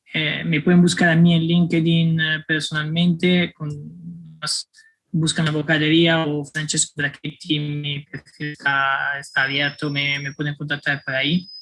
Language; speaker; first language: Spanish; non-native, fluent; Italian